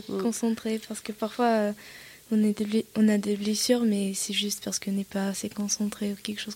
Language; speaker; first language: French; non-native, learner; Russian